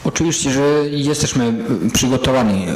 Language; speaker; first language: Polish; non-native, fluent; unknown